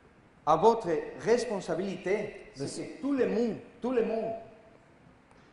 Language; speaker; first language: French; non-native, learner; Spanish